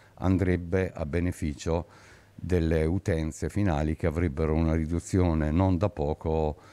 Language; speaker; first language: Italian; native; Italian